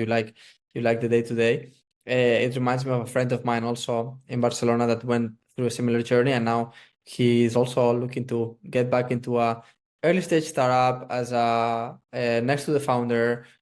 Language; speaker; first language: English; non-native, fluent; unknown